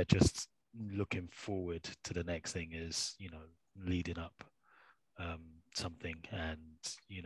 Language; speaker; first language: English; native; English